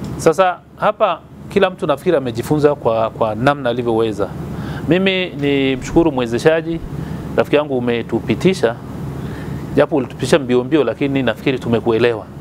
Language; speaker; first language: Swahili; native; Swahili